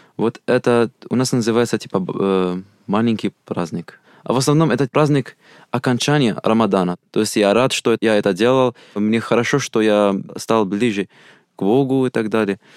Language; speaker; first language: Russian; non-native, fluent; Arabic